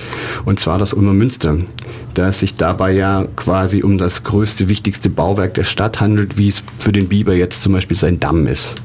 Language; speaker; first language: German; native; German